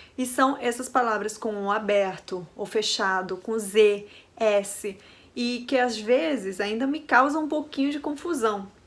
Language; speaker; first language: Portuguese; non-native, fluent; Spanish